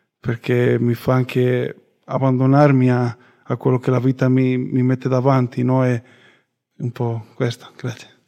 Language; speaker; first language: Italian; non-native, fluent; Spanish